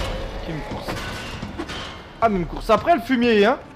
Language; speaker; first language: French; native; French